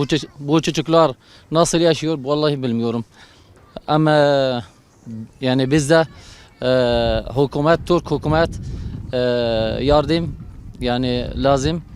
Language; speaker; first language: Turkish; non-native, learner; Arabic